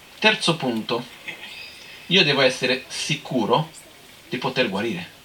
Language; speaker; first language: Italian; non-native, fluent; Portuguese